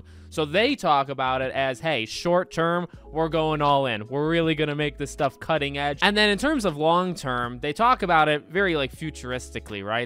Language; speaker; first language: English; native; English